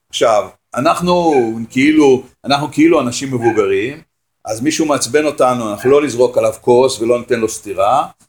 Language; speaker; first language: Hebrew; native; Hebrew